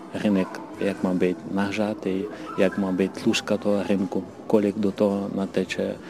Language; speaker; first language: Czech; non-native, fluent; Ukrainian